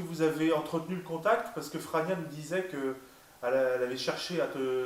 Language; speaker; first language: French; native; French